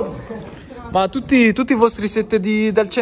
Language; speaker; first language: Italian; non-native, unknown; French